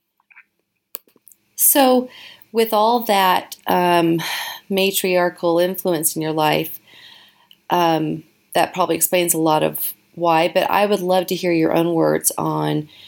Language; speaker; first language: English; native; English